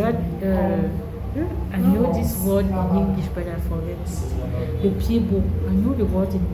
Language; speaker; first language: English; non-native, learner; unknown